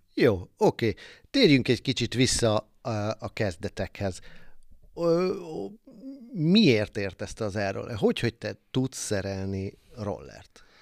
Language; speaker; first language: Hungarian; native; Hungarian